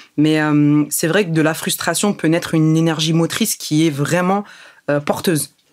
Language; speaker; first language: French; early bilingual, other home language; Arabic